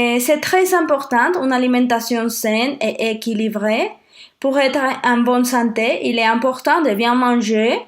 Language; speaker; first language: French; non-native, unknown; Spanish